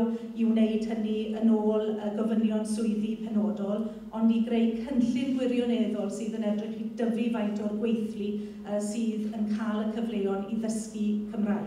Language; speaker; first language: Welsh; native; Welsh